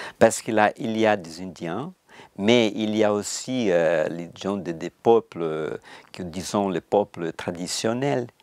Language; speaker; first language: French; non-native, fluent; Portuguese